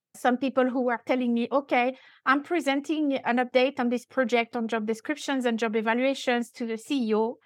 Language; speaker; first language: English; non-native, fluent; French